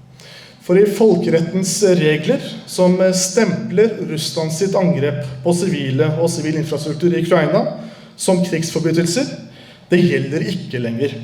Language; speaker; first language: Norwegian; early bilingual, other home language; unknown